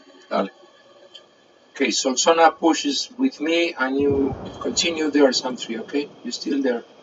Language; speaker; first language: English; non-native, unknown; Spanish